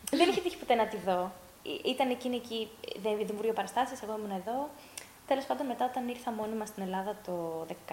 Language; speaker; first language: Greek; early bilingual, heritage; Greek